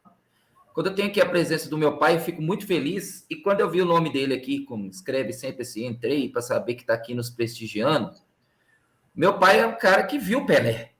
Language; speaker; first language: Portuguese; native; Portuguese